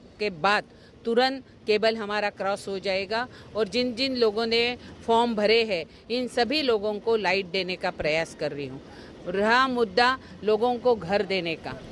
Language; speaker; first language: Hindi; non-native, local second language; Marathi